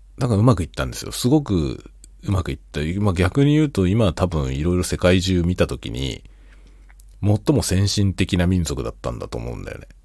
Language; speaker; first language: Japanese; native; Japanese